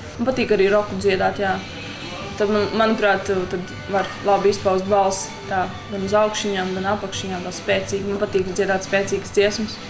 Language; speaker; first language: Latvian; native; Latvian